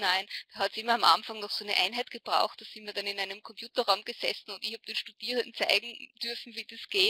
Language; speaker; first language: German; native; German